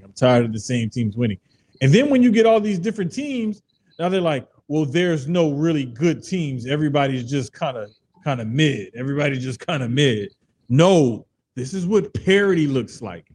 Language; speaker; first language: English; native; English